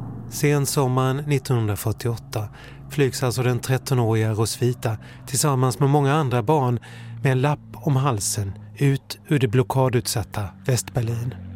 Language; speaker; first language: Swedish; native; Swedish